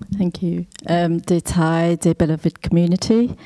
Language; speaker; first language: English; native; English